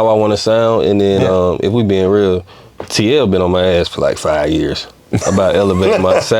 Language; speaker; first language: English; native; English